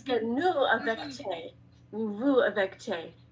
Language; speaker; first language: French; non-native, learner; Spanish